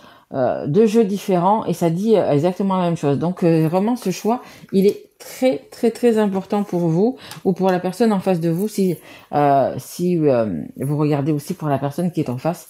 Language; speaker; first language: French; native; French